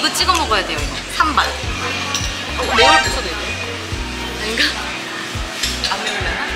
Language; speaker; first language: Korean; non-native, local second language; Indonesian